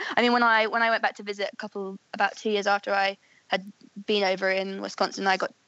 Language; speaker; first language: English; native; English